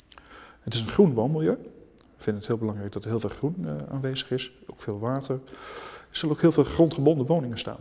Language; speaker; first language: Dutch; native; Dutch